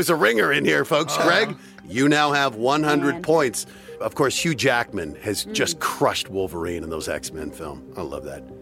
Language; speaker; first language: English; native; English